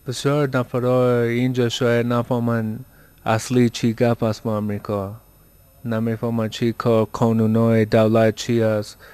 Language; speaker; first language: Persian; early bilingual, heritage; Persian